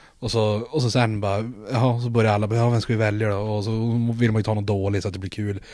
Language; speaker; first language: Swedish; native; Swedish